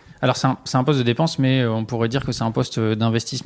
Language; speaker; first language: French; native; French